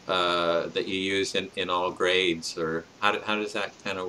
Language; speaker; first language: English; native; English